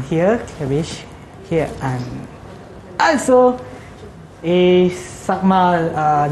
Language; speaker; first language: German; non-native, learner; Malay